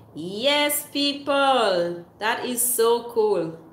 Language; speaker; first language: English; non-native, fluent; Swiss German